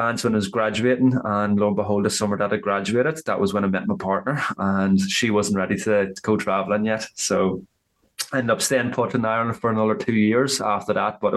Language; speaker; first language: English; native; English